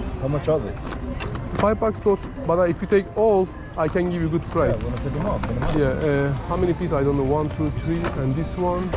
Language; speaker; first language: English; non-native, learner; Turkish